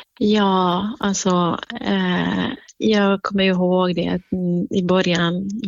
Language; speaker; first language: Swedish; non-native, fluent; Kurdish